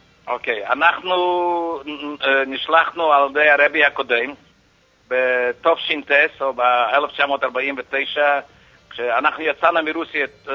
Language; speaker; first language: Hebrew; non-native, fluent; Yiddish